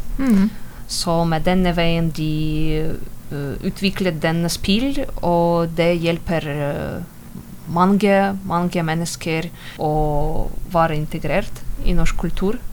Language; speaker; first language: Norwegian; non-native, learner; Ukrainian